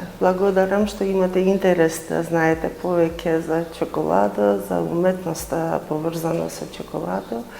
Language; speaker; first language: Macedonian; non-native, fluent; Armenian